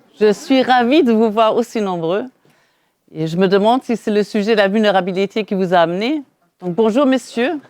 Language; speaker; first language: French; non-native, fluent; German